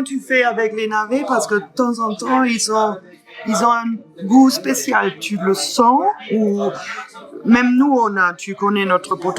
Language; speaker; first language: French; non-native, fluent; German